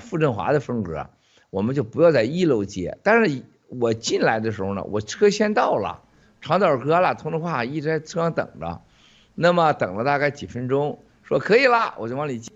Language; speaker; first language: Chinese; native; Chinese